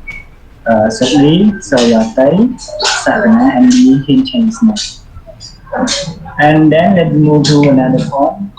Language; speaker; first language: English; non-native, learner; Khmer